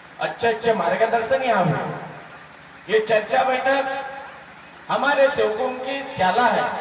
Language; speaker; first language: Hindi; non-native, local second language; Marathi